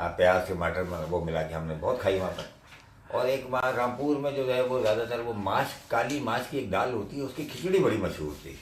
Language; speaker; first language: Urdu; native; Urdu